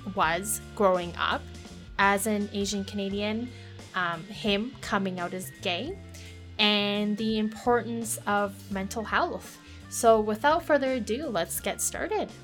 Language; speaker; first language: English; native; English